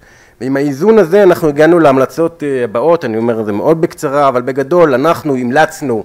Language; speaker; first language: Hebrew; native; Hebrew